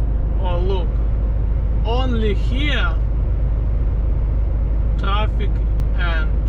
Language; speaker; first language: English; non-native, learner; Polish